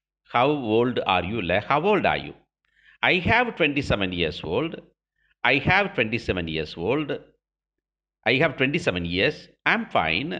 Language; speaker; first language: English; non-native, local second language; Tamil